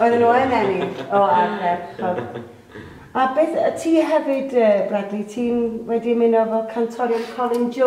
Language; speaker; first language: Welsh; native; Welsh